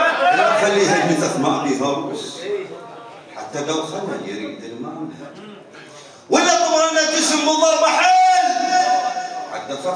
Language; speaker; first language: Arabic; native; Arabic